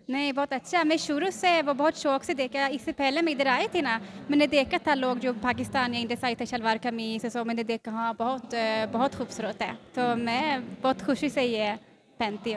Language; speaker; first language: Hindi; non-native, learner; Swedish